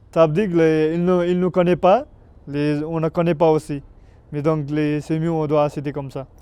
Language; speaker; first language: French; non-native, learner; Nepali